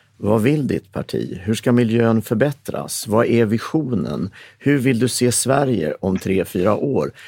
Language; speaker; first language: Swedish; native; Swedish